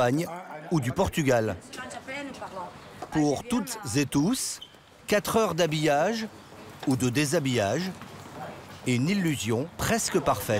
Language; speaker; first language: French; native; French